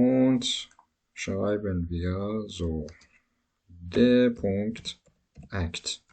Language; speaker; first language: German; non-native, learner; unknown